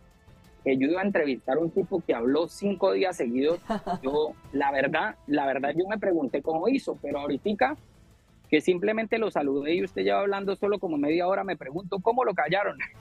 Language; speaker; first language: Spanish; native; Spanish